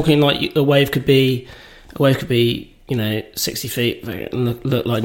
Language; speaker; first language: English; native; English